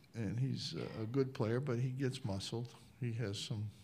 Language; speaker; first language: English; native; English